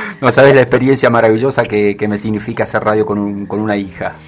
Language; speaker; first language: Spanish; native; Spanish